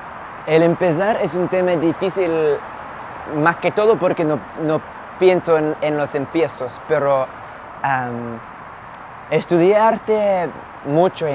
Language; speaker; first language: Spanish; non-native, fluent; English